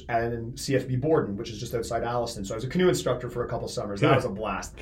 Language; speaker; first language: English; native; English